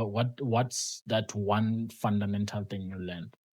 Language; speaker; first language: English; non-native, local second language; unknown